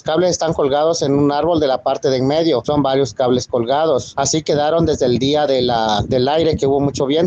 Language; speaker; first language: Spanish; native; Spanish